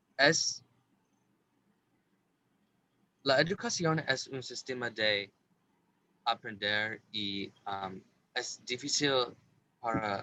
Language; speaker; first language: Spanish; non-native, learner; English